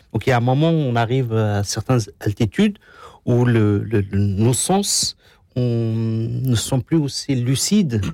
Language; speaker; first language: French; non-native, local second language; Kabyle